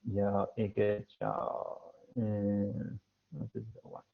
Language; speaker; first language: Chinese; non-native, fluent; English